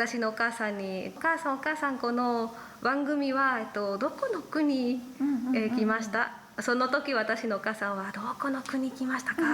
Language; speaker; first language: Japanese; non-native, learner; Spanish